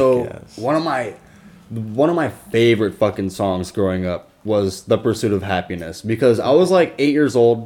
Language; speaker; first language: English; native; English